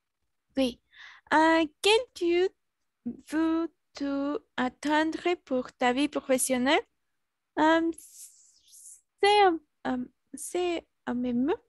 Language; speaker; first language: French; non-native, learner; Spanish